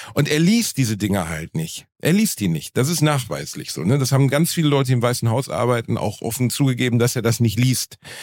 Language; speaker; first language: German; native; German